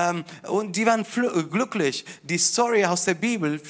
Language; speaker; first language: German; non-native, fluent; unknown